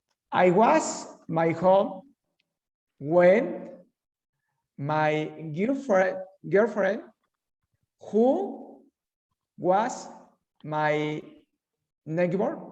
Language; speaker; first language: English; non-native, learner; Spanish